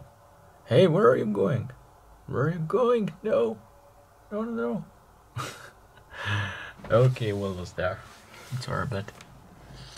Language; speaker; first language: English; non-native, learner; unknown